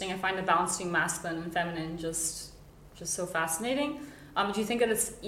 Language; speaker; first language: English; native; English